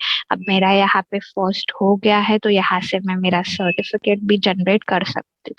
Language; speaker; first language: Hindi; native; Hindi